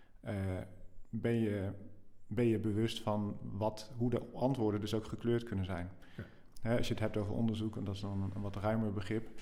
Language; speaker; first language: Dutch; native; Dutch